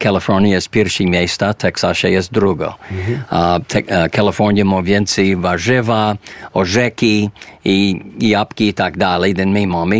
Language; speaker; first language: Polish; early bilingual, heritage; English